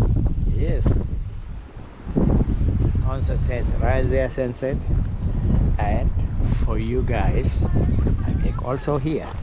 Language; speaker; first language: English; non-native, learner; Amharic